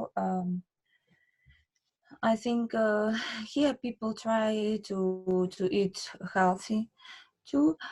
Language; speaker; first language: English; non-native, learner; Russian